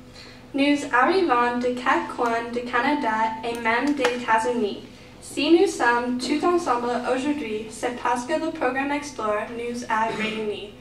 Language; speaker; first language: French; non-native, local second language; English